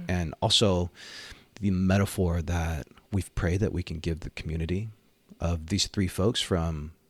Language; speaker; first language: English; native; English